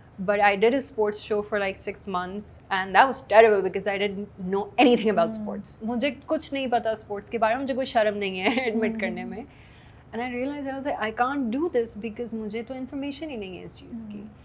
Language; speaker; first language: English; non-native, local second language; Hindi